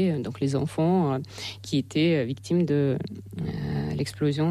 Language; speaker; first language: French; non-native, fluent; Russian